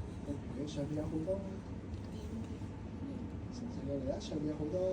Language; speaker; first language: Cantonese; native; Cantonese